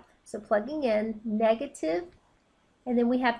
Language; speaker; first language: English; native; English